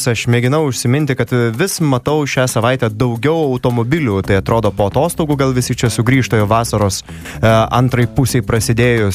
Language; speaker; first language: Lithuanian; native; Lithuanian